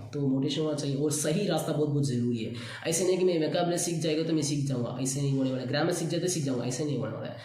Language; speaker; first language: Hindi; non-native, local second language; Tamil